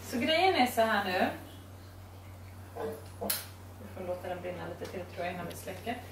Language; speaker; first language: Swedish; native; Swedish